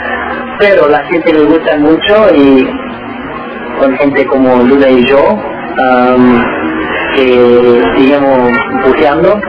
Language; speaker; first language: Spanish; early bilingual, heritage; Spanish